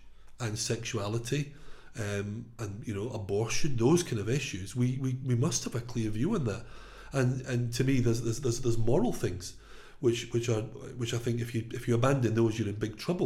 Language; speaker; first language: English; native; English